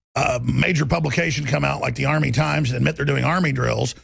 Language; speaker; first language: English; native; English